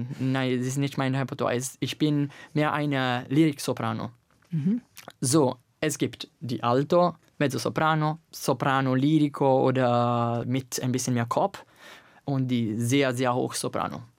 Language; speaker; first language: German; non-native, learner; Italian